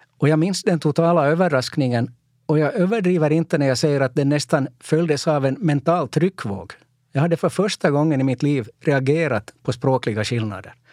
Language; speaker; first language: Swedish; native; Swedish